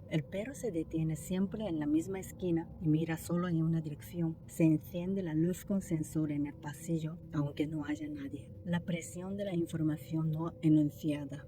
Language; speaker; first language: Spanish; non-native, fluent; Japanese